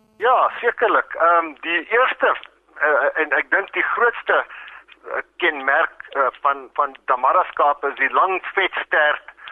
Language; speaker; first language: Afrikaans; native; Afrikaans